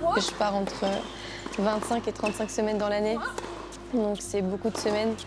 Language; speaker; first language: French; early bilingual, other home language; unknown